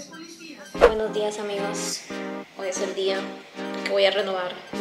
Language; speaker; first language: Spanish; native; Spanish